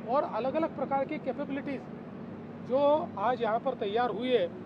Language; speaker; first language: Hindi; non-native, local second language; Marathi